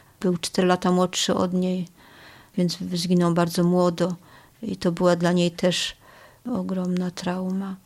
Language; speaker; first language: Polish; native; Polish